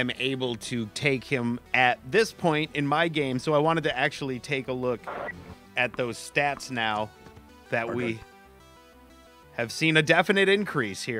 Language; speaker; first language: English; native; English